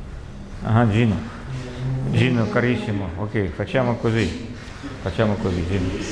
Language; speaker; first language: Italian; non-native, learner; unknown